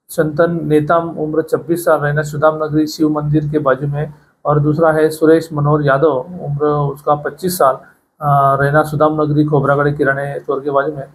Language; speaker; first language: Hindi; non-native, local second language; Marathi